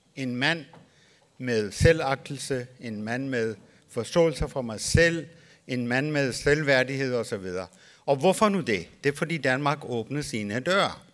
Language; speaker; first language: Danish; non-native, fluent; Urdu